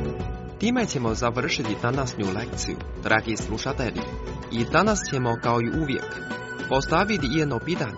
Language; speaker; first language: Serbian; non-native, fluent; Chinese